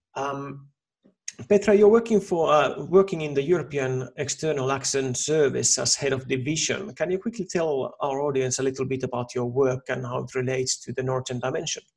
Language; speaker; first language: English; non-native, fluent; Finnish